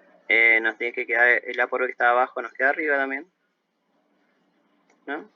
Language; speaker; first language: Spanish; native; Spanish